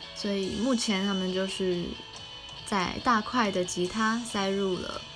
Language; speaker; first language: Chinese; non-native, local second language; Min Nan Chinese